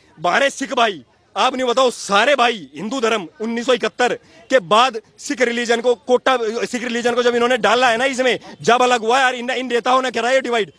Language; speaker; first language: Hindi; native; Hindi